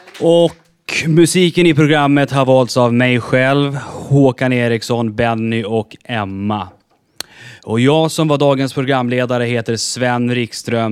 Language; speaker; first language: Swedish; native; Swedish